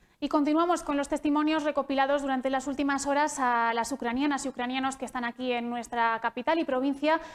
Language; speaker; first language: Spanish; native; Spanish